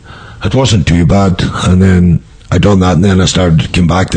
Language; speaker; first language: English; native; English